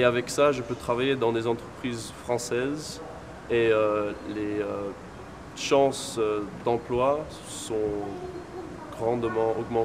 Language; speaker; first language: French; non-native, fluent; English